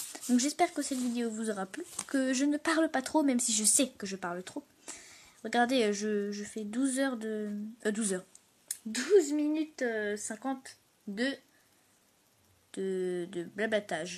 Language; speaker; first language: French; native; French